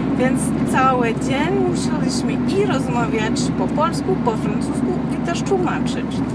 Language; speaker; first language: Polish; non-native, learner; French